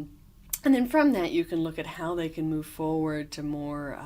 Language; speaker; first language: English; native; English